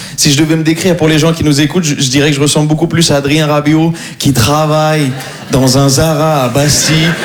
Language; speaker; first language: French; native; French